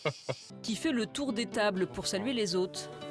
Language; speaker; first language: French; native; French